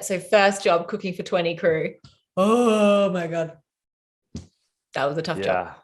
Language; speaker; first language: English; native; English